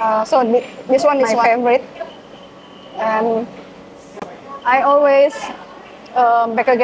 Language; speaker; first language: English; non-native, fluent; Indonesian